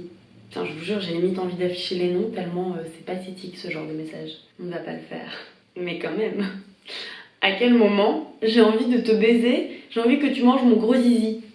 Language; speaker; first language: French; native; French